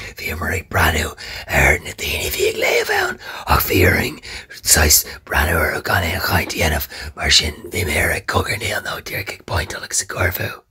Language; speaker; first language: Irish; non-native, local second language; English